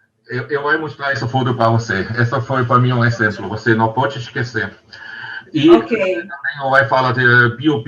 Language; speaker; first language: Portuguese; non-native, learner; German